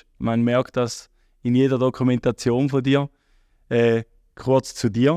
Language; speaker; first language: German; native; German